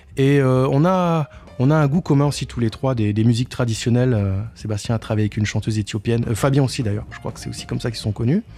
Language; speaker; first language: French; native; French